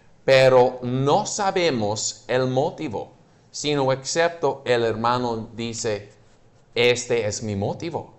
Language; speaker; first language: Spanish; non-native, fluent; English